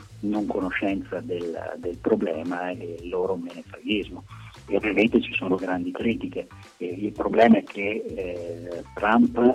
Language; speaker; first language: Italian; native; Italian